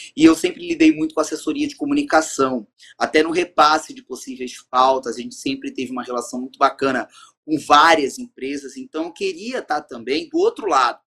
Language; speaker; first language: Portuguese; native; Portuguese